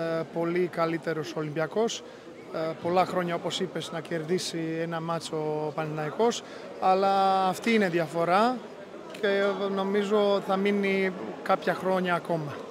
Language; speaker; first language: Greek; non-native, fluent; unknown